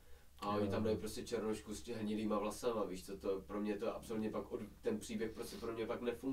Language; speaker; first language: Czech; native; Czech